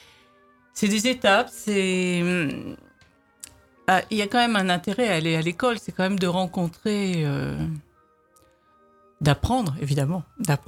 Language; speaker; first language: French; native; French